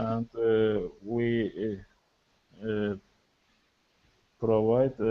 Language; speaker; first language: English; non-native, learner; Turkish